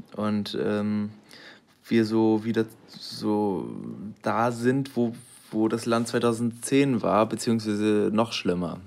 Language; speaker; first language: German; native; German